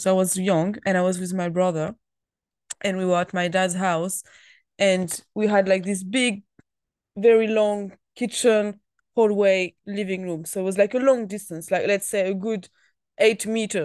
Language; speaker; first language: English; non-native, fluent; French